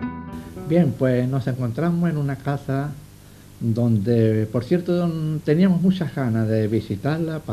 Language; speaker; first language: Spanish; native; Spanish